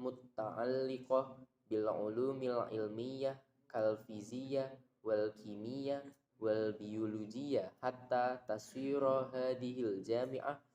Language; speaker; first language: Arabic; non-native, learner; Indonesian